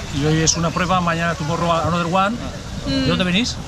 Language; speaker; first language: Spanish; native; Spanish